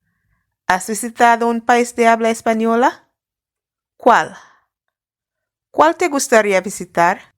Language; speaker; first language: Spanish; non-native, fluent; English